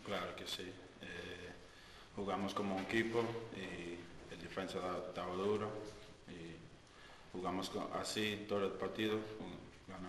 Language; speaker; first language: Spanish; non-native, learner; English